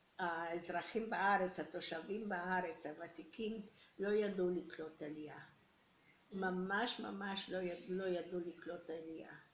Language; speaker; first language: Hebrew; early bilingual, other home language; Romanian